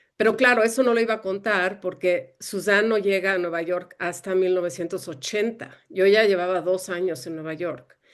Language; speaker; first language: Spanish; early bilingual, other home language; English